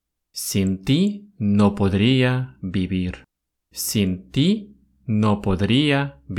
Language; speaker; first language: Spanish; non-native, fluent; Russian